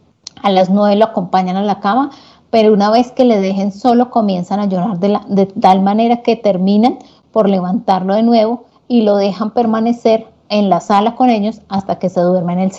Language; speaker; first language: Spanish; native; Spanish